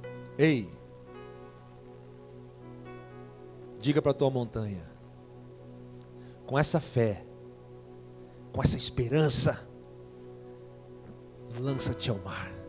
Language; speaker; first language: Portuguese; native; Portuguese